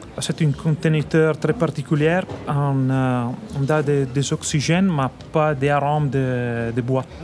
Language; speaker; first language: French; non-native, learner; Italian